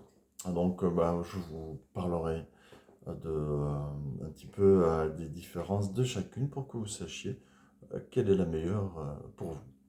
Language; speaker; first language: French; native; French